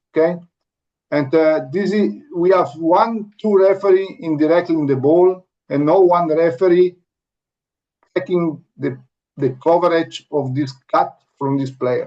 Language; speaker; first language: English; non-native, learner; Italian